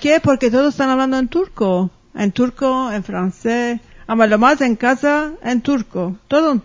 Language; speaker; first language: Spanish; early bilingual, heritage; Ladino